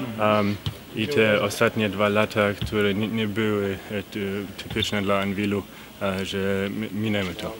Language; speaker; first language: Polish; early bilingual, heritage; Polish